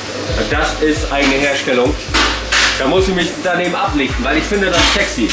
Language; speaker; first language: German; native; German